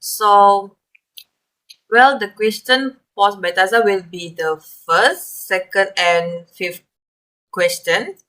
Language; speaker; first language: English; non-native, learner; Malay